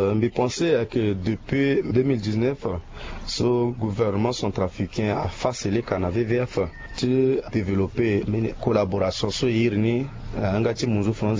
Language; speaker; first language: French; non-native, local second language; Sango